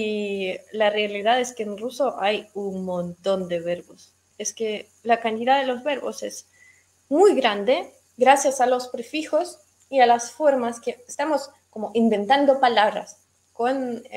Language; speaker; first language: Spanish; non-native, fluent; Russian